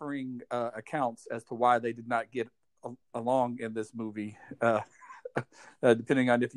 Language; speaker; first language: English; native; English